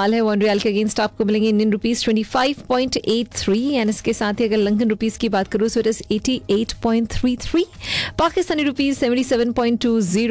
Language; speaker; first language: Hindi; native; Hindi